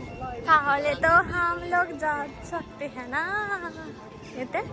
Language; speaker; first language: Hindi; non-native, local second language; Bangla